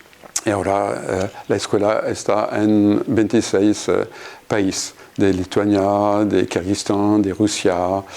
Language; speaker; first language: Spanish; non-native, fluent; French